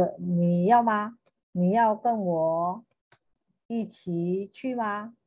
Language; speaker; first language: Chinese; non-native, fluent; Indonesian